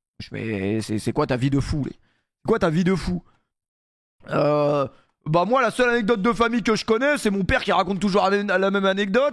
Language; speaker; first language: French; native; French